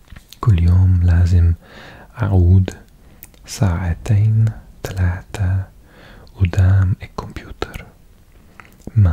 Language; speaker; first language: Arabic; non-native, learner; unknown